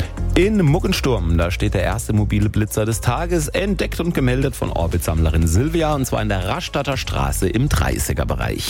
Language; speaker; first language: German; native; German